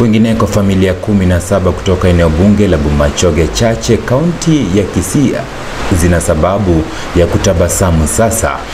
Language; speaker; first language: Swahili; non-native, local second language; Gusii